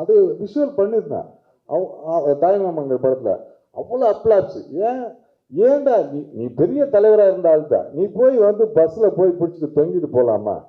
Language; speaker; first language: Tamil; native; Tamil